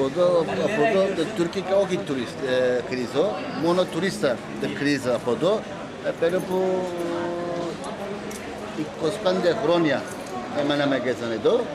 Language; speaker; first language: Greek; non-native, learner; Turkish